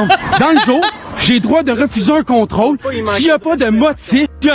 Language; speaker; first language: French; native; French